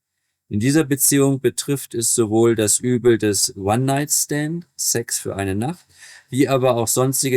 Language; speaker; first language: German; native; German